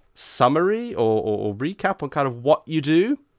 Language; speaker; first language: English; native; English